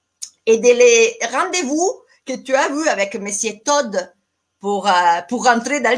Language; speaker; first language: French; non-native, fluent; Italian